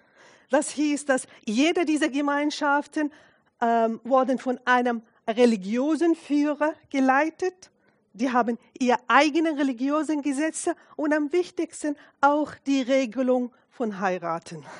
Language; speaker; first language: German; non-native, fluent; Arabic